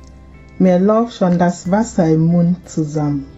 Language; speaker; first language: German; non-native, fluent; Akan